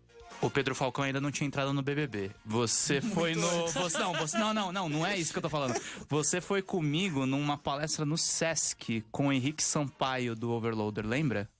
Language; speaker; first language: Portuguese; native; Portuguese